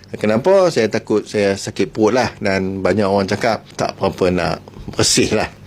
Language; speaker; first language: Malay; native; Malay